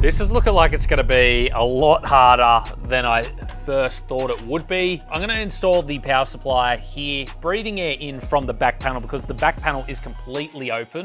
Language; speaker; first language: English; native; English